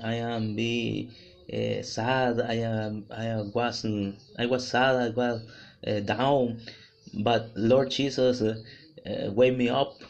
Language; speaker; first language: English; non-native, learner; Spanish